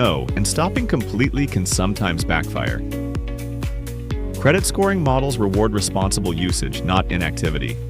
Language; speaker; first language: English; native; English